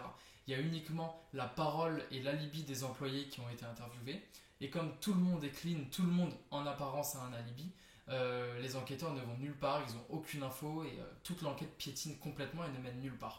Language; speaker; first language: French; native; French